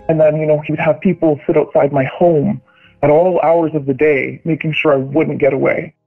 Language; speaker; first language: English; native; English